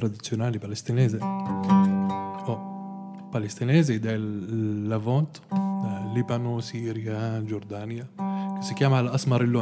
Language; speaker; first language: Italian; non-native, learner; Arabic